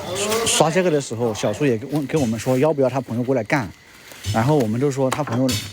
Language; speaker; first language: Chinese; native; Chinese